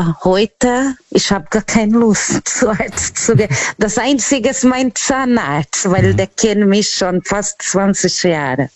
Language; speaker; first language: German; non-native, learner; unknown